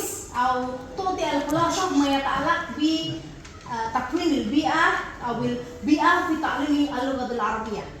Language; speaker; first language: Arabic; non-native, learner; Indonesian